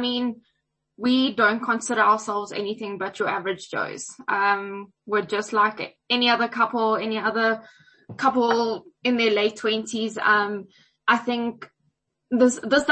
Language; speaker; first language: English; native; English